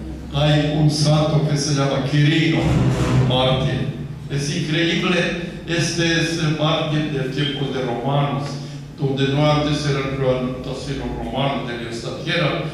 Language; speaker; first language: Spanish; non-native, fluent; Croatian